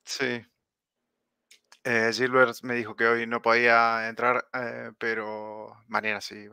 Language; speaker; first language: Spanish; native; Spanish